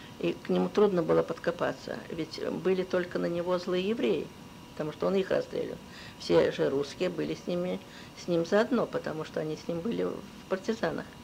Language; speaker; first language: Russian; native; Russian